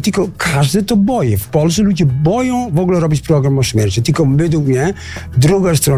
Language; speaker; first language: Polish; non-native, learner; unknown